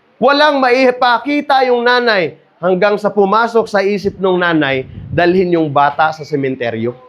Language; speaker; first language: Filipino; non-native, local second language; Cebuano